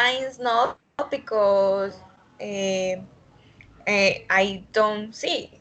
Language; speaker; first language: English; non-native, learner; Spanish